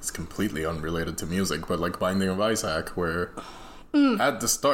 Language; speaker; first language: English; non-native, fluent; Spanish